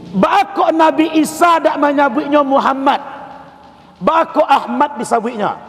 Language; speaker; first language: Malay; non-native, local second language; Minangkabau